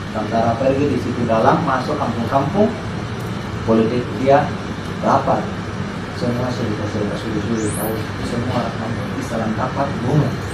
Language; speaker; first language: Indonesian; non-native, learner; Rohingya